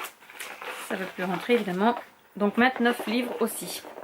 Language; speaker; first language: French; native; French